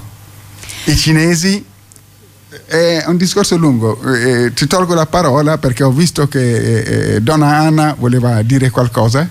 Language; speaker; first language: Italian; non-native, fluent; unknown